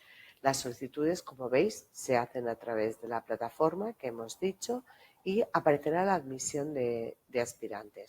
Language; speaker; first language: Spanish; native; Spanish